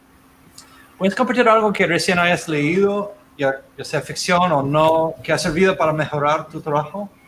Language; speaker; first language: Spanish; non-native, fluent; English